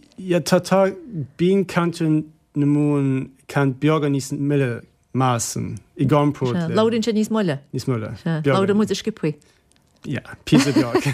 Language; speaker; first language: Irish; non-native, fluent; German